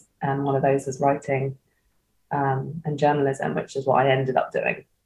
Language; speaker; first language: English; native; English